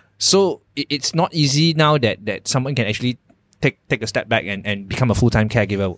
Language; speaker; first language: English; non-native, local second language; Chinese